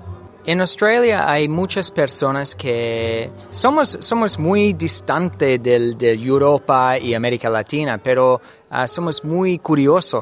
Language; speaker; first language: Spanish; non-native, learner; English